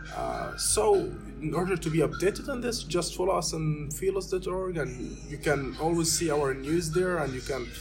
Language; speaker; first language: English; non-native, fluent; Arabic